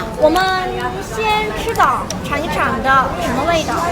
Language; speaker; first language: Chinese; non-native, learner; Korean